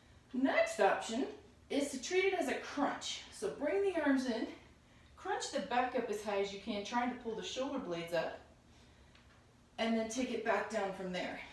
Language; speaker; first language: English; native; English